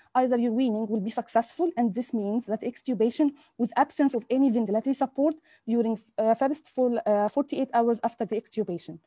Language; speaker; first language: English; non-native, local second language; Arabic